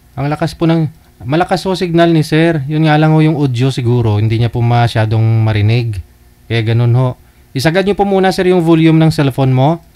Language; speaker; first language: Filipino; non-native, local second language; Hiligaynon